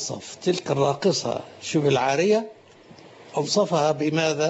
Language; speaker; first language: Arabic; native; Arabic